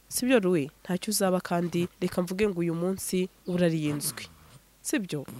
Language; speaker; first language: Kinyarwanda; native; Kinyarwanda